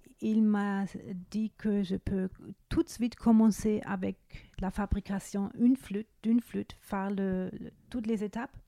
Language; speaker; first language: French; non-native, fluent; German